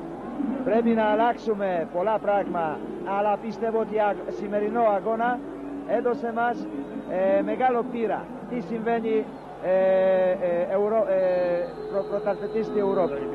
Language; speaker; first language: Greek; non-native, learner; Polish